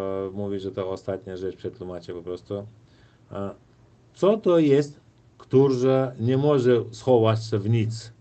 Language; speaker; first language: Polish; non-native, fluent; Turkmen